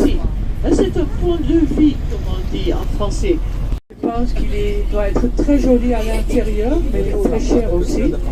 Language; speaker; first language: French; non-native, fluent; Dutch